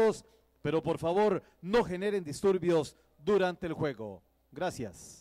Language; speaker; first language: Spanish; native; Spanish